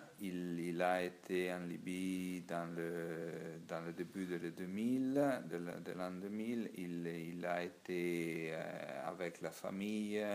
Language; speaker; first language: French; non-native, learner; Italian